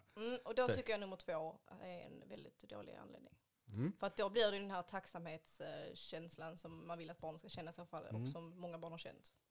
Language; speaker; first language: Swedish; native; Swedish